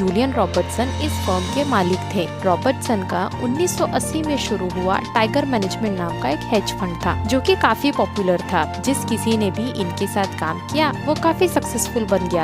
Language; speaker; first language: Hindi; native; Hindi